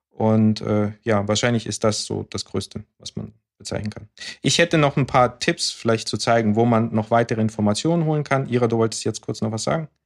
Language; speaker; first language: German; early bilingual, other home language; Russian